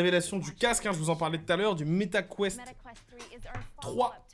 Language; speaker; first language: French; native; French